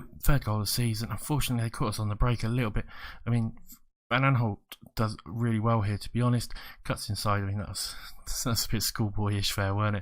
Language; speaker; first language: English; native; English